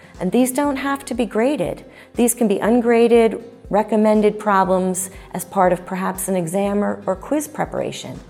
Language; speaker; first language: English; native; English